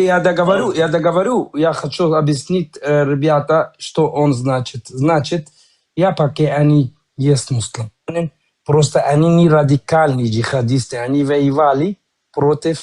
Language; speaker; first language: Russian; non-native, learner; Kurdish